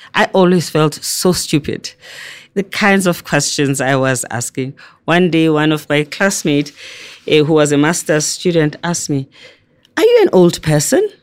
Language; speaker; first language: English; non-native, local second language; Zulu